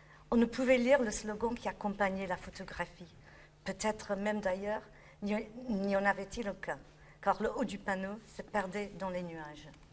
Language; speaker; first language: French; non-native, fluent; English